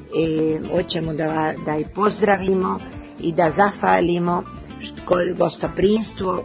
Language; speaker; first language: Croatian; early bilingual, heritage; Serbian